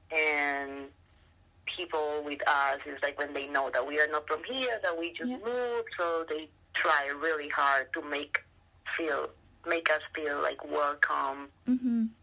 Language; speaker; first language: English; non-native, learner; Spanish